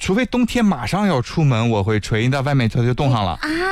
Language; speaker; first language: Chinese; native; Chinese